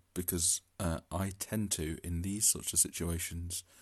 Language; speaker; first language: English; native; English